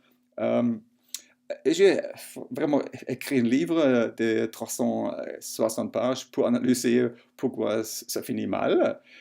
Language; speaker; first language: French; non-native, fluent; German